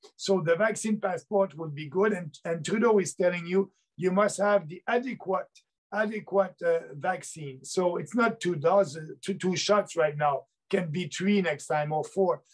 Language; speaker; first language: English; native; English